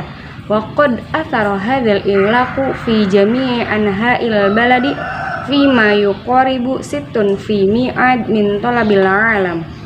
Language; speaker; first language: Arabic; non-native, learner; Indonesian